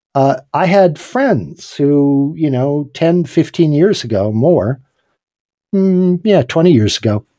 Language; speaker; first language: English; native; English